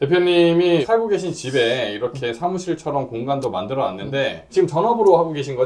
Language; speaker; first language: Korean; native; Korean